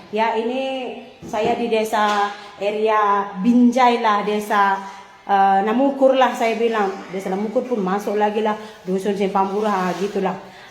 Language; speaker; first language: Indonesian; native; Indonesian